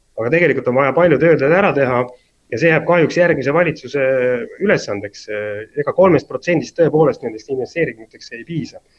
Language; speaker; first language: Estonian; native; Estonian